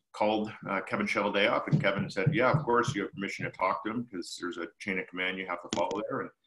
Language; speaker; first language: English; native; English